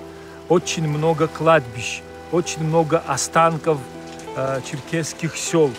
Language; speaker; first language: Russian; native; Russian